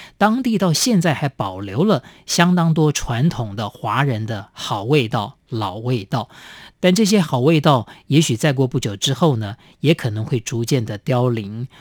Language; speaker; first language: Chinese; native; Chinese